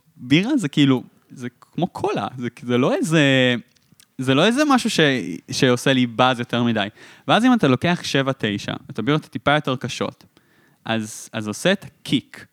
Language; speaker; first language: Hebrew; native; Hebrew